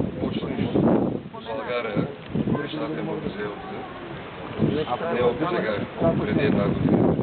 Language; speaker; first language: Bulgarian; non-native, learner; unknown